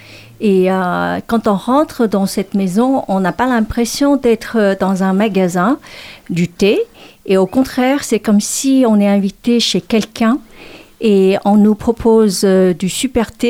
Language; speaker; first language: French; non-native, fluent; Chinese